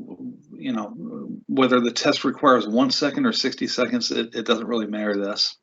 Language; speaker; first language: English; native; English